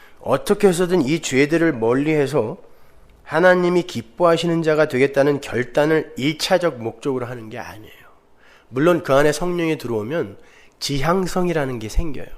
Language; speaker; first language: Korean; native; Korean